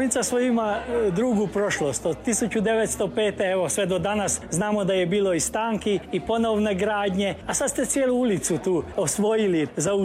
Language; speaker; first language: Serbian; early bilingual, heritage; Croatian